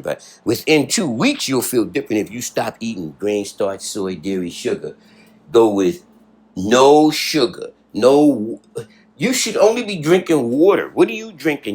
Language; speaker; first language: English; native; English